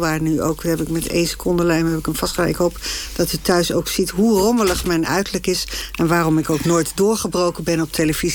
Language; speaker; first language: Dutch; native; Dutch